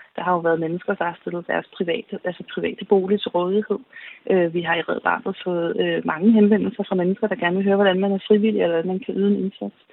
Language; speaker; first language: Danish; native; Danish